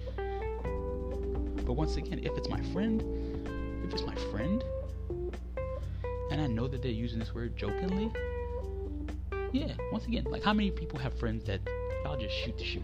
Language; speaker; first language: English; native; English